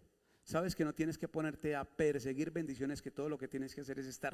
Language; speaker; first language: Spanish; native; Spanish